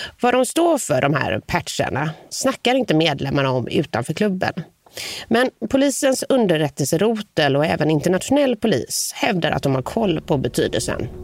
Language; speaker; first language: Swedish; native; Swedish